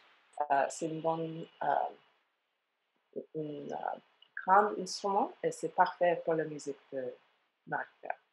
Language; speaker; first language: French; non-native, fluent; English